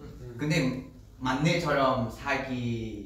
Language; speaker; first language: Korean; non-native, learner; Vietnamese